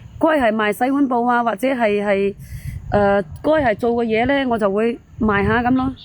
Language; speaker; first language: Cantonese; native; Cantonese